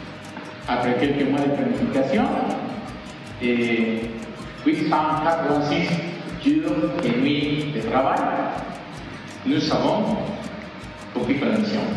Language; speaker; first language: French; non-native, fluent; Spanish